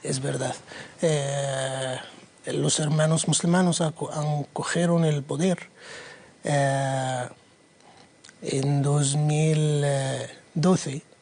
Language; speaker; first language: Spanish; non-native, learner; Arabic